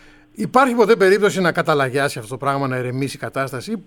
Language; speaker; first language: Greek; native; Greek